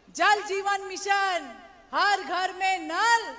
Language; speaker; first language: Hindi; non-native, local second language; Marathi